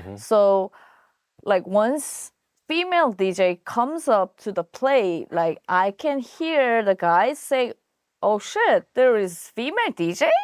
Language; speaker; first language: English; non-native, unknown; Korean